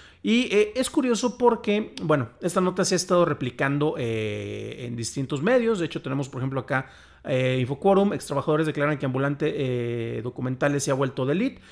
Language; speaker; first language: Spanish; native; Spanish